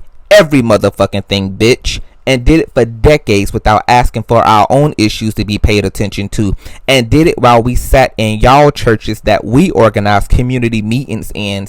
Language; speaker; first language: English; native; English